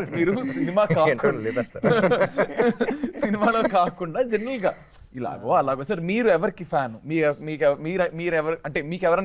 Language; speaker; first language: Telugu; native; Telugu